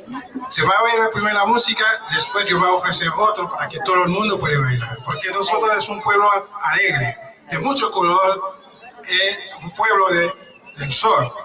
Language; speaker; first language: Spanish; non-native, fluent; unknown